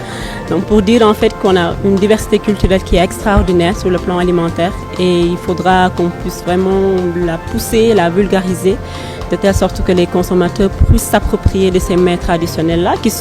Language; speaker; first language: French; non-native, local second language; Wolof